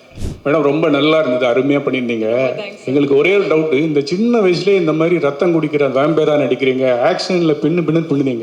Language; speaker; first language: Tamil; native; Tamil